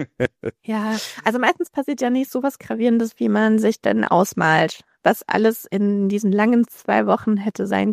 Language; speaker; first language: German; native; German